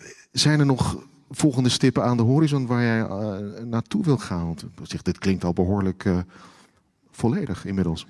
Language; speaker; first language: Dutch; native; Dutch